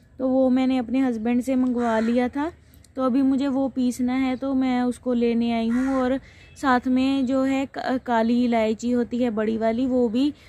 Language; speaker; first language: Hindi; non-native, local second language; Punjabi